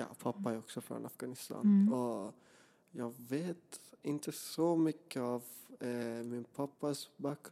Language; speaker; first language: Swedish; non-native, fluent; Persian